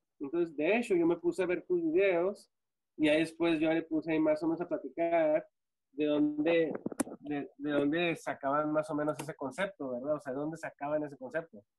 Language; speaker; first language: Spanish; native; Spanish